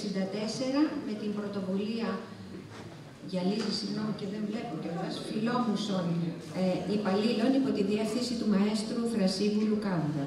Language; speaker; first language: Greek; native; Greek